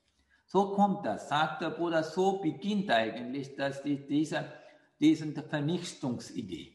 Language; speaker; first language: German; non-native, fluent; Sinhala